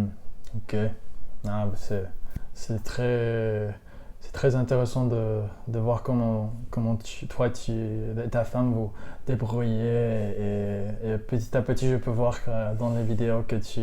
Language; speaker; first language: French; non-native, learner; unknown